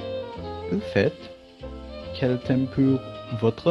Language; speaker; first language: French; non-native, learner; Malay